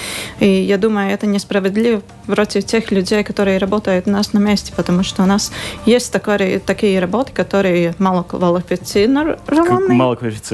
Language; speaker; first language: Russian; non-native, local second language; Latvian